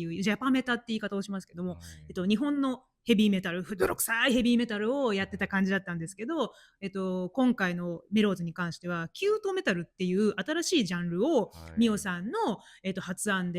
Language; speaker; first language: Japanese; native; Japanese